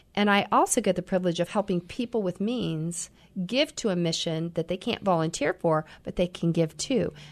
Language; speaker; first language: English; native; English